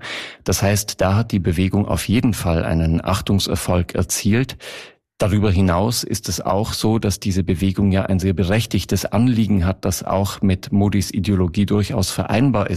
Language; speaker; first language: German; native; German